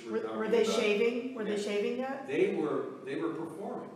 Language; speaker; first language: English; native; English